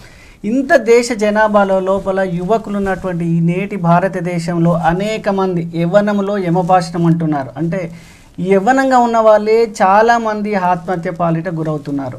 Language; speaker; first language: Telugu; native; Telugu